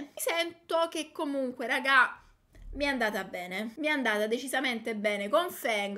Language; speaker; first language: Italian; native; Italian